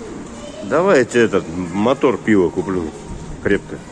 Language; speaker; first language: Russian; native; Russian